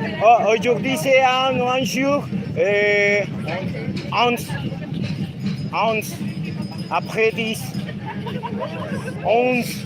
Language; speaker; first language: French; non-native, learner; Spanish